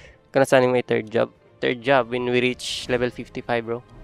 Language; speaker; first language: English; non-native, local second language; Filipino